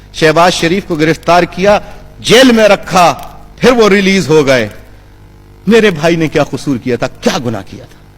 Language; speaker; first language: Urdu; native; Urdu